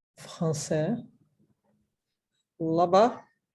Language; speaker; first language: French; non-native, learner; Portuguese